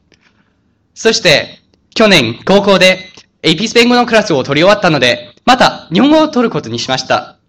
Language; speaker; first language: Japanese; non-native, fluent; English